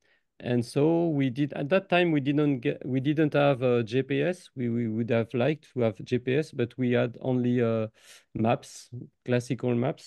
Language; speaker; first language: English; non-native, fluent; French